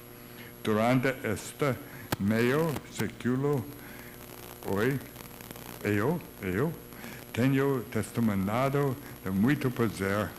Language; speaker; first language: Portuguese; non-native, learner; English